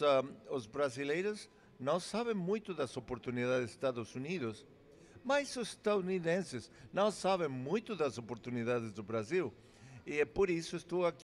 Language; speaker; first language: Portuguese; non-native, fluent; English